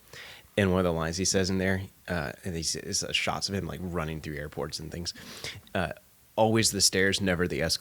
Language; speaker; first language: English; native; English